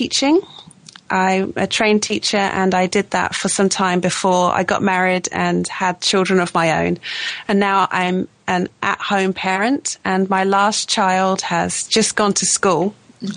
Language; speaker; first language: English; native; English